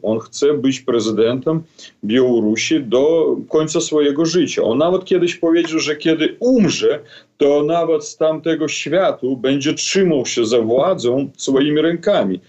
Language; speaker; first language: Polish; non-native, fluent; Belarusian